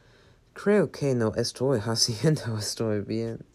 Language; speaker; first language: Spanish; non-native, learner; English